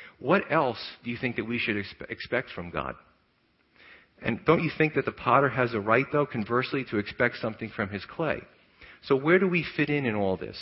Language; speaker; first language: English; native; English